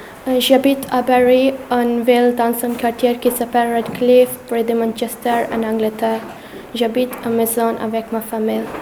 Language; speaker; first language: French; non-native, learner; English